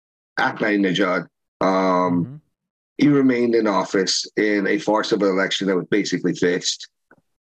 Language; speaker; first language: English; native; English